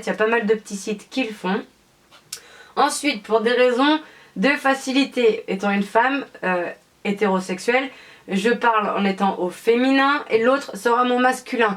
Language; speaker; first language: French; native; French